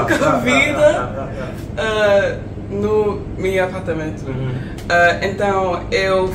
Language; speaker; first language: Portuguese; non-native, learner; English